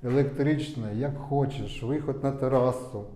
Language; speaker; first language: Ukrainian; non-native, local second language; Russian